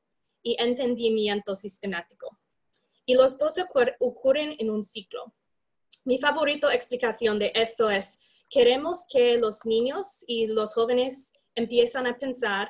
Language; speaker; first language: Spanish; non-native, fluent; English